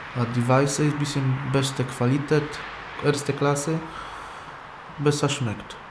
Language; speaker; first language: German; non-native, learner; Polish